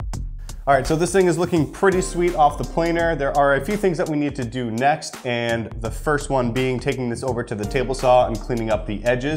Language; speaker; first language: English; native; English